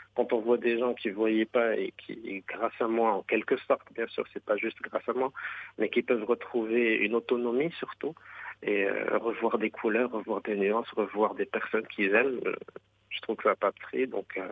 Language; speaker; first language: French; non-native, local second language; Arabic